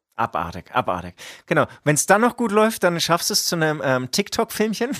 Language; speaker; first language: German; native; German